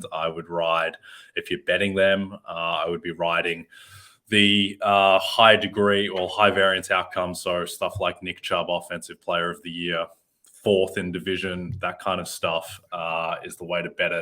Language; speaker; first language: English; native; English